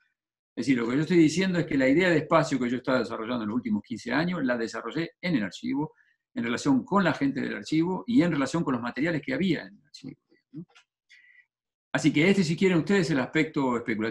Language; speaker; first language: Spanish; native; Spanish